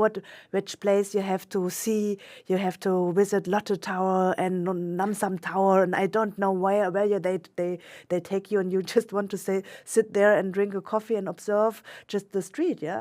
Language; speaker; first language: English; non-native, local second language; German